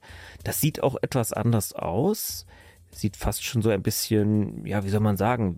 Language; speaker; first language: German; native; German